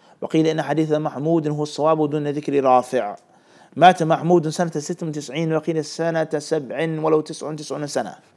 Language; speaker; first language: Arabic; non-native, fluent; English